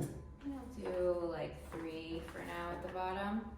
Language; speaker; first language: English; native; English